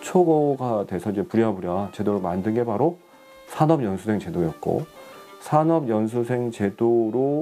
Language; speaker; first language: Korean; native; Korean